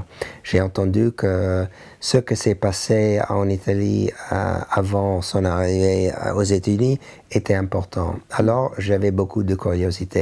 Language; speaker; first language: French; non-native, learner; English